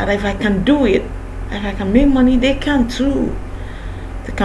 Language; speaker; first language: English; non-native, local second language; Yoruba